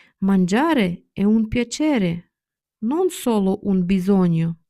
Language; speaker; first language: Italian; non-native, fluent; Ukrainian